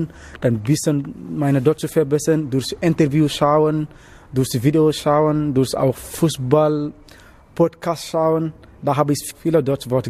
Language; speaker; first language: German; non-native, learner; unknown